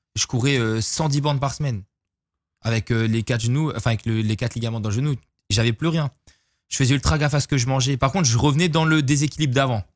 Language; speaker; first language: French; native; French